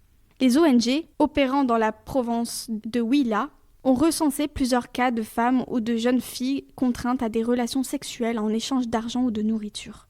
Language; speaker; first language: French; native; French